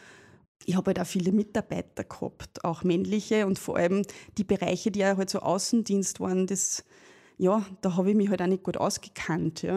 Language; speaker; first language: German; native; German